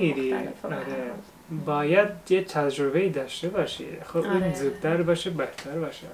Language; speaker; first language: Persian; non-native, fluent; Japanese